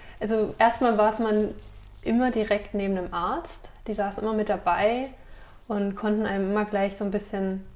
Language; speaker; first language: German; native; German